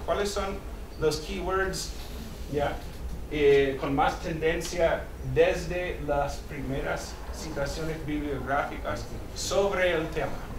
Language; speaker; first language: Spanish; non-native, fluent; English